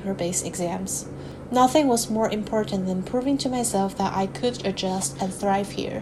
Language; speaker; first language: English; non-native, fluent; Chinese